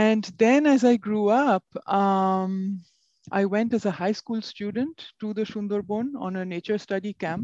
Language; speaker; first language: English; non-native, local second language; Bangla